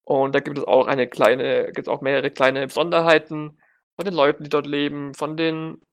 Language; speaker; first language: German; native; German